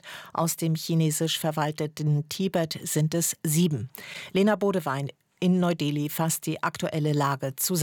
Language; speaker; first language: German; native; German